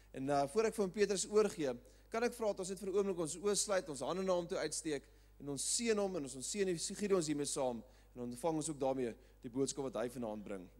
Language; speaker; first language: Afrikaans; native; Afrikaans